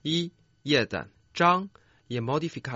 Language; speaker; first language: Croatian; non-native, fluent; Chinese